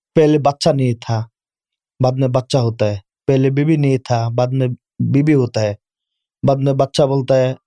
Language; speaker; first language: Urdu; non-native, learner; Bangla